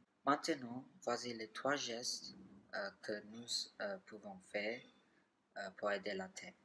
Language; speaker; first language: French; non-native, learner; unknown